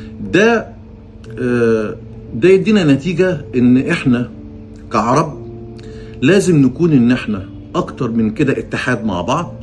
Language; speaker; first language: Arabic; native; Arabic